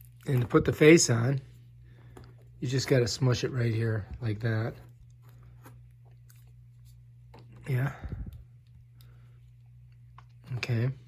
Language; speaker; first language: English; native; English